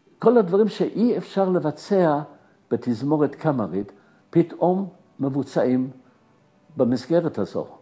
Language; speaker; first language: Hebrew; early bilingual, other home language; German